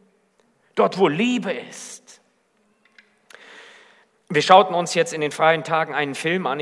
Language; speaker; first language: German; native; German